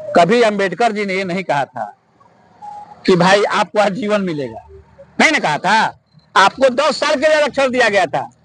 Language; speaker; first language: Hindi; native; Hindi